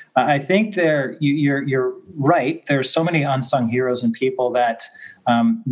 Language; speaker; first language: English; native; English